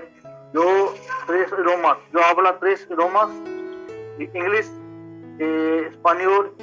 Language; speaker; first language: Spanish; non-native, learner; Punjabi